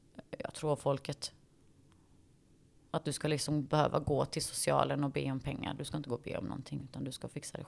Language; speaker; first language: Swedish; early bilingual, other home language; Bosnian